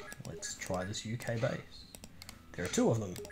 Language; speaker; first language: English; native; English